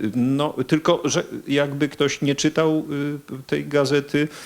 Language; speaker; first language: Polish; native; Polish